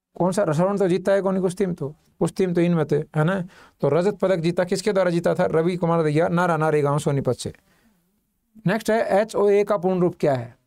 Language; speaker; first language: Hindi; native; Hindi